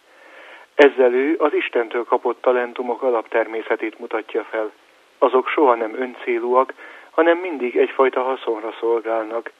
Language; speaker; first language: Hungarian; native; Hungarian